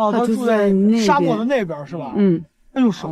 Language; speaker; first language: Chinese; native; Chinese